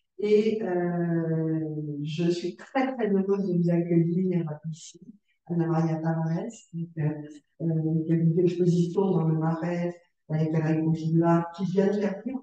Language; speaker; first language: French; non-native, learner; Portuguese